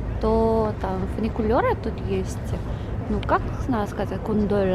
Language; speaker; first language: Russian; non-native, learner; Korean